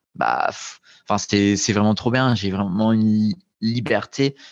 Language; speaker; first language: French; native; French